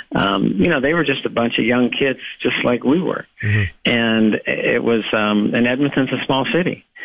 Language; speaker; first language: English; native; English